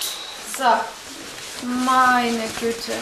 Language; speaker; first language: German; non-native, fluent; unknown